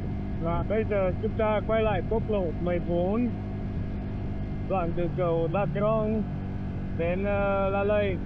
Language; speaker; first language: Vietnamese; non-native, fluent; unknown